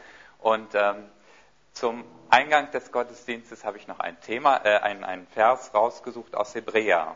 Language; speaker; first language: German; native; German